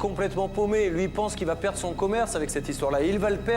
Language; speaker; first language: French; native; French